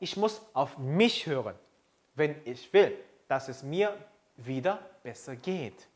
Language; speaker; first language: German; non-native, fluent; Korean